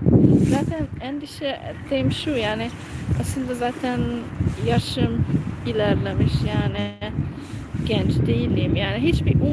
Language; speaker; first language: Turkish; non-native, fluent; Hungarian